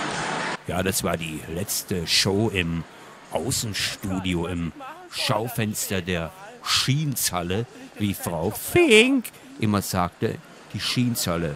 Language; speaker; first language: German; native; German